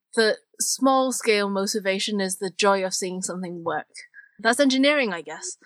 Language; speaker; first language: English; non-native, local second language; Cantonese